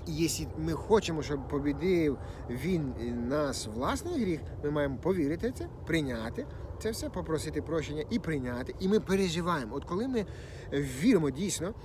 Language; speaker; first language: Ukrainian; non-native, local second language; Russian